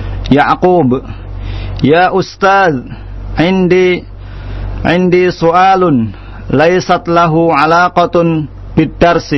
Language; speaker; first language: Arabic; non-native, learner; Indonesian